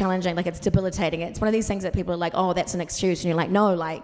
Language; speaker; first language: English; native; English